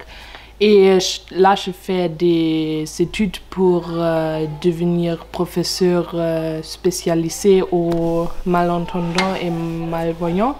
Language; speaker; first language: French; non-native, learner; German